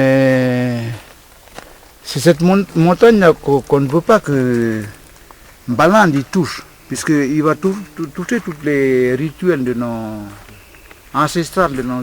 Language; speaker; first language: French; non-native, local second language; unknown